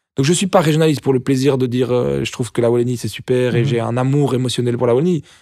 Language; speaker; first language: French; native; French